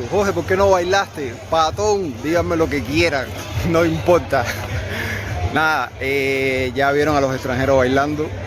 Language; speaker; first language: Spanish; native; Spanish